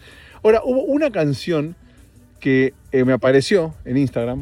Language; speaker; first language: Spanish; native; Spanish